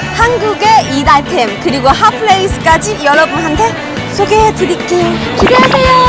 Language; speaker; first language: Korean; early bilingual, heritage; Korean